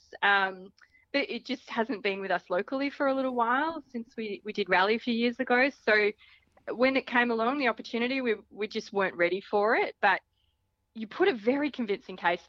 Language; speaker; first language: English; native; English